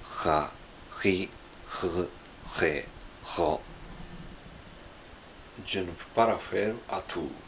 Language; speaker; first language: French; non-native, learner; Japanese